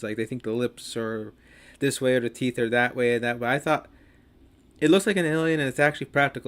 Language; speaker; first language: English; native; English